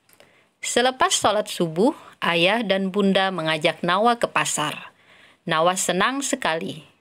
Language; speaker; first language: Indonesian; native; Indonesian